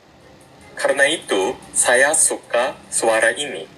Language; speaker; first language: Indonesian; non-native, fluent; Japanese